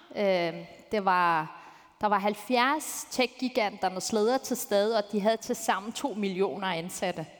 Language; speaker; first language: Danish; early bilingual, other home language; Turkish